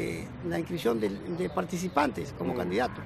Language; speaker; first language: Spanish; native; Spanish